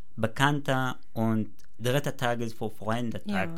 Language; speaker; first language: German; non-native, learner; Persian